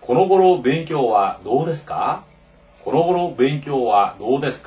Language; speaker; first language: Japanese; non-native, fluent; Korean